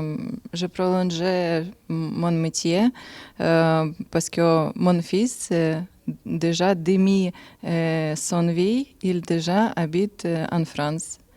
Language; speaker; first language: French; non-native, learner; Ukrainian